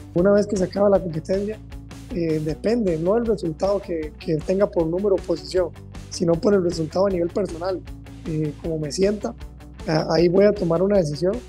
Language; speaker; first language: Spanish; native; Spanish